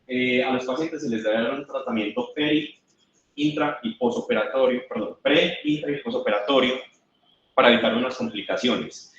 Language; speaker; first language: Spanish; native; Spanish